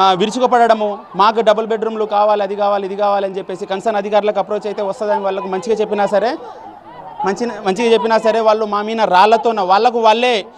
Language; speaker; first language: Telugu; non-native, local second language; Lambadi